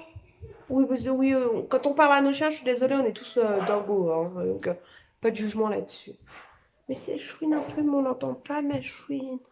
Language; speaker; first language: French; native; French